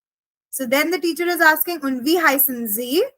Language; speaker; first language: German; non-native, fluent; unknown